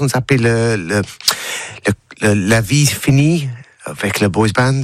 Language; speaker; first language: French; non-native, learner; English